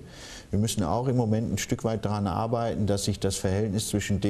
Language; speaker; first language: German; native; German